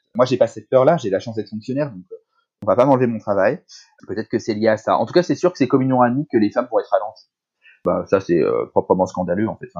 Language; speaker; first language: French; native; French